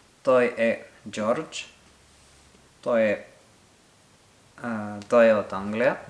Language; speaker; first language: Bulgarian; non-native, learner; French